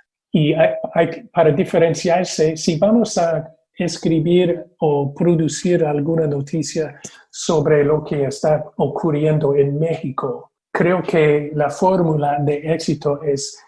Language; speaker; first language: Spanish; non-native, fluent; English